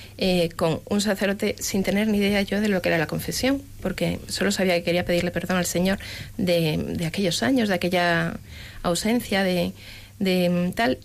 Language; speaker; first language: Spanish; native; Spanish